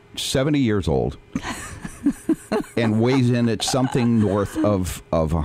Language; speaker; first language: English; native; English